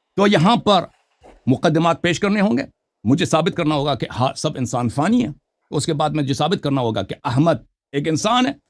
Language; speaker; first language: Urdu; non-native, fluent; Persian